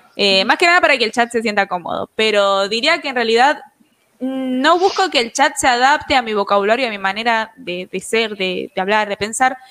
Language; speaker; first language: Spanish; native; Spanish